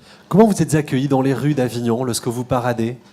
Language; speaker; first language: French; native; French